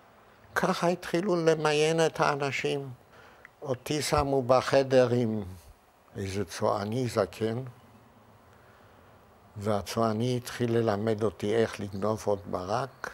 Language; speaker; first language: Hebrew; non-native, fluent; Yiddish